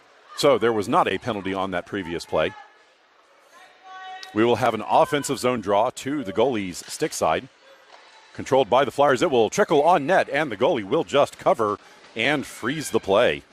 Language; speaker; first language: English; native; English